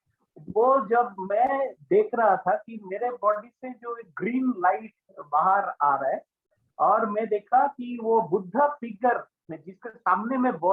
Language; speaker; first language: Hindi; non-native, local second language; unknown